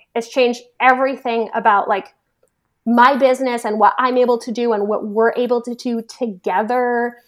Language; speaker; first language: English; native; English